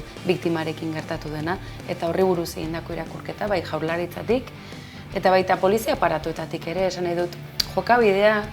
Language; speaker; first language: Basque; native; Basque